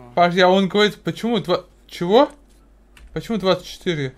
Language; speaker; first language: Russian; native; Russian